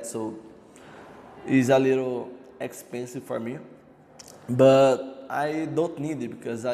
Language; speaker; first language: English; non-native, learner; Portuguese